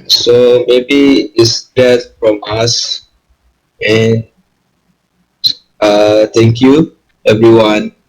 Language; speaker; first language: English; non-native, learner; Malay